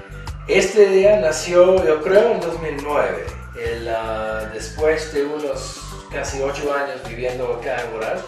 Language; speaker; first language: Spanish; non-native, fluent; English